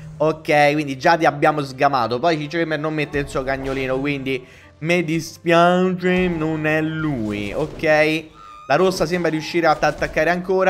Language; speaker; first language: Italian; native; Italian